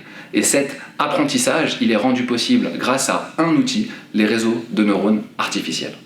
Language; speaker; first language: French; native; French